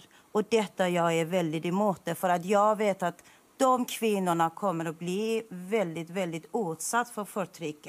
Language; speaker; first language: Swedish; non-native, fluent; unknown